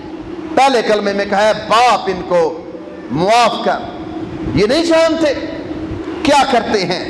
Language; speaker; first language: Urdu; non-native, local second language; Punjabi